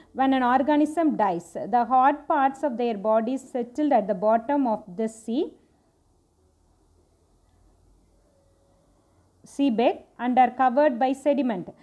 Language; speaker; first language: English; non-native, local second language; Tamil